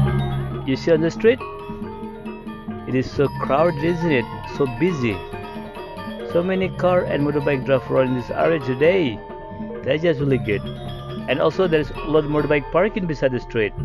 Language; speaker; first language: English; non-native, learner; Indonesian